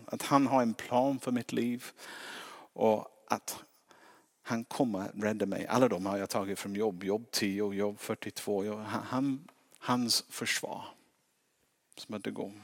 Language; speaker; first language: Swedish; non-native, fluent; English